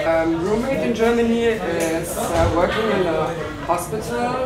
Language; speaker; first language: English; non-native, learner; German